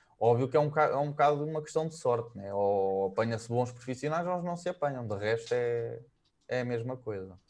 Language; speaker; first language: Portuguese; native; Portuguese